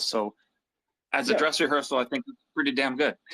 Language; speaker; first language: English; native; English